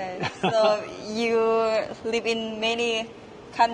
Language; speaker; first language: English; non-native, learner; Thai